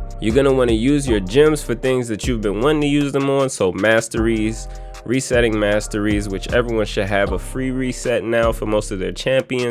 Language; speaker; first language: English; native; English